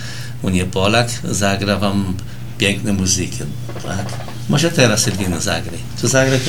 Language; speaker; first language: Polish; early bilingual, heritage; Portuguese